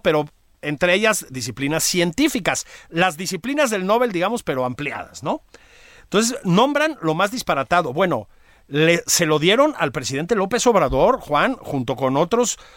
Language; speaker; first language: Spanish; native; Spanish